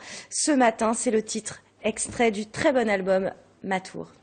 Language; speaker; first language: French; native; French